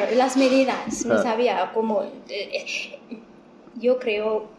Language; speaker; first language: Spanish; non-native, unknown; Amharic